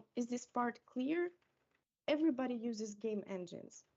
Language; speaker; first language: English; non-native, fluent; Romanian